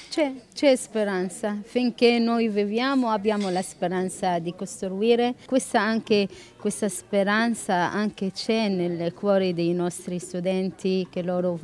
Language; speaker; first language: Italian; non-native, fluent; Arabic